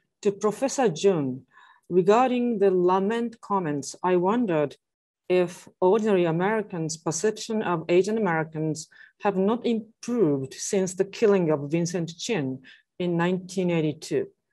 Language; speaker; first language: English; non-native, fluent; Japanese